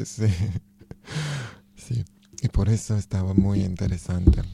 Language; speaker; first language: Spanish; non-native, learner; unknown